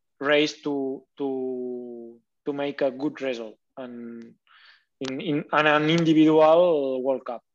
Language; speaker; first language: English; non-native, learner; Catalan